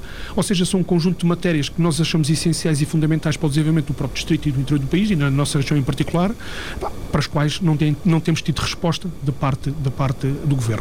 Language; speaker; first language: Portuguese; native; Portuguese